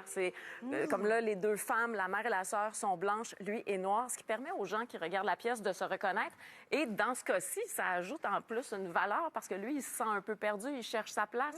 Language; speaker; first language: French; native; French